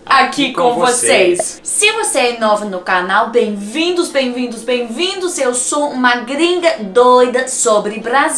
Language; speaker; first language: Portuguese; non-native, fluent; English